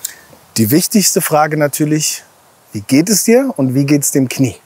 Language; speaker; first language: German; native; German